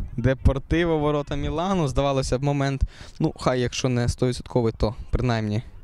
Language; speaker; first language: Ukrainian; non-native, local second language; Russian